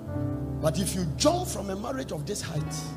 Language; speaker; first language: English; non-native, local second language; Akan